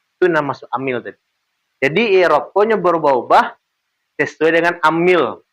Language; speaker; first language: Malay; non-native, local second language; Minangkabau